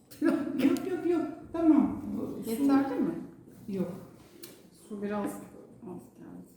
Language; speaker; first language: Turkish; non-native, learner; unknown